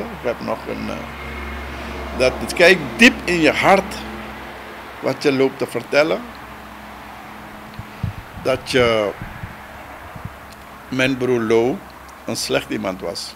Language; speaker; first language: Dutch; non-native, local second language; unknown